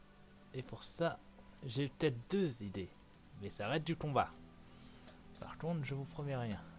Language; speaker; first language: French; native; French